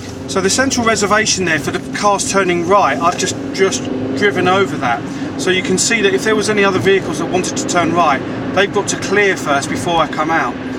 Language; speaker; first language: English; native; English